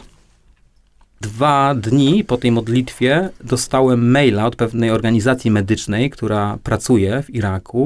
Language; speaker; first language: Polish; native; Polish